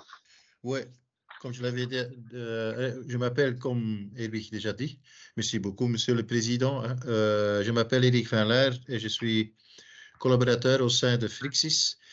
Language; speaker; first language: French; non-native, local second language; Dutch